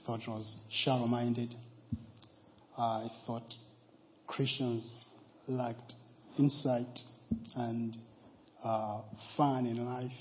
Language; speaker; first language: English; non-native, local second language; Nyanja